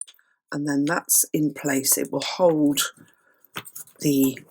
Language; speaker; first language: English; native; English